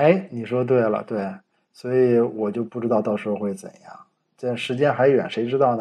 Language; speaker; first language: Chinese; native; Chinese